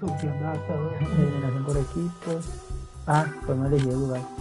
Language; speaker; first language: Spanish; native; Spanish